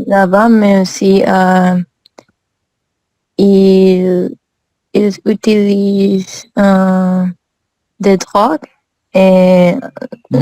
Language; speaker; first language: French; non-native, learner; English